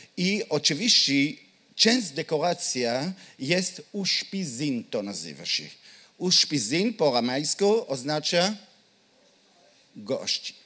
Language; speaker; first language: Polish; non-native, learner; Hebrew